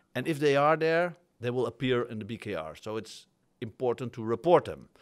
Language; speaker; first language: English; non-native, fluent; Dutch